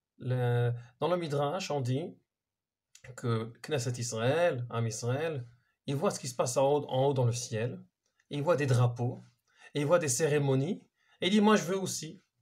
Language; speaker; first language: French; non-native, fluent; Hebrew